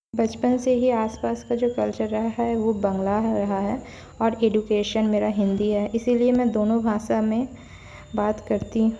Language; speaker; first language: Hindi; non-native, local second language; Bangla